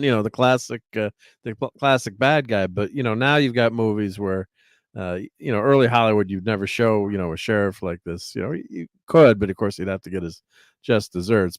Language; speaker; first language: English; native; English